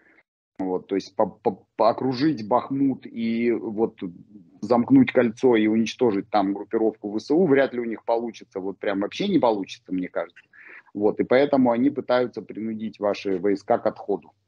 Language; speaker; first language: Russian; native; Russian